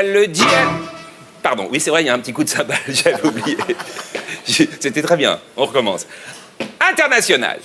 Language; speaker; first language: French; native; French